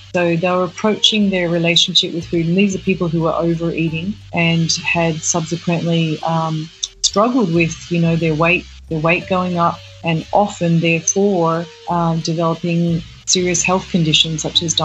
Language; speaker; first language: English; native; English